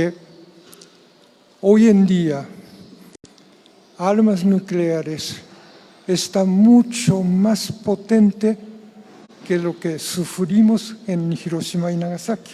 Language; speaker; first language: Spanish; non-native, fluent; Japanese